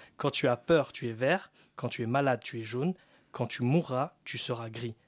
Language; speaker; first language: French; native; French